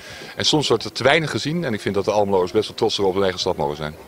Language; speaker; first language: Dutch; native; Dutch